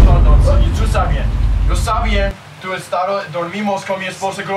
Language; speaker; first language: Spanish; non-native, learner; English